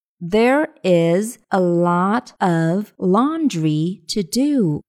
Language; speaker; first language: English; non-native, fluent; Chinese